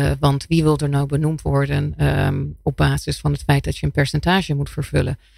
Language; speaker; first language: Dutch; non-native, fluent; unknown